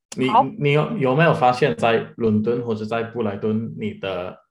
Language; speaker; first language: Chinese; non-native, learner; English